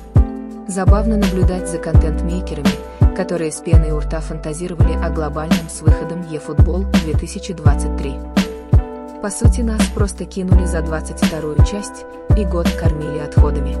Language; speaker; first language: Russian; native; Russian